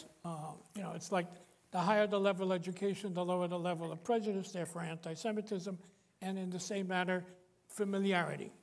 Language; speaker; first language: English; native; English